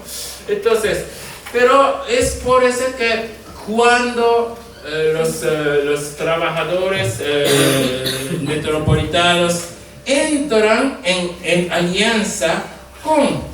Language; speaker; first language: Spanish; non-native, fluent; Japanese